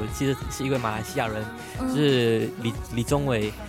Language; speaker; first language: Chinese; non-native, local second language; Cantonese